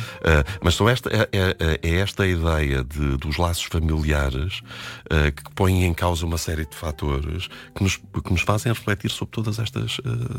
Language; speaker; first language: Portuguese; native; Portuguese